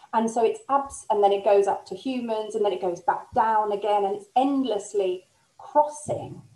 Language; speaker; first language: English; native; English